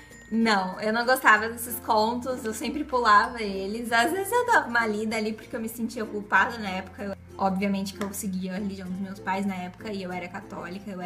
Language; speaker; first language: Portuguese; native; Portuguese